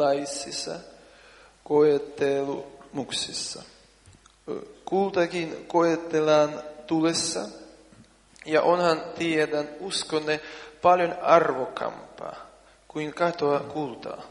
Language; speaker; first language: Finnish; non-native, learner; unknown